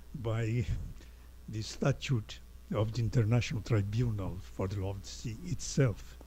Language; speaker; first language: English; non-native, fluent; Portuguese